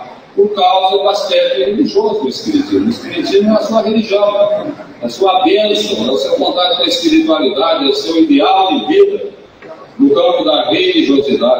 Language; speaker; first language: Portuguese; native; Portuguese